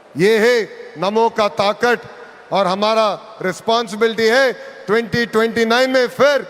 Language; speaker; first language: Hindi; non-native, local second language; Telugu